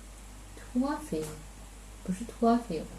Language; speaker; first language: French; non-native, learner; Chinese